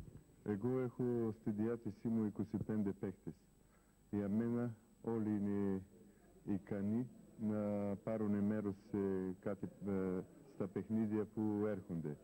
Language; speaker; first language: Greek; non-native, fluent; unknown